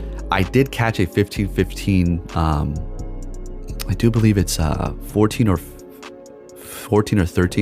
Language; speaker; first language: English; native; English